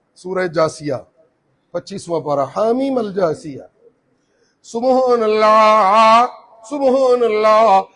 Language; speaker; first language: Urdu; non-native, local second language; Punjabi